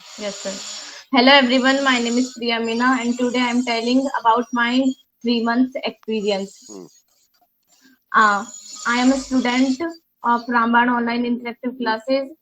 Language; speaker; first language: English; non-native, learner; Hindi